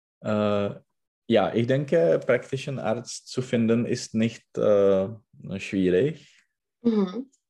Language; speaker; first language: German; non-native, learner; Czech